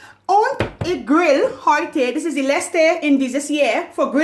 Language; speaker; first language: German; non-native, learner; English